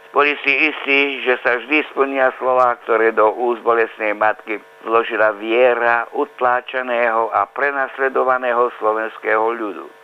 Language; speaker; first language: Slovak; native; Slovak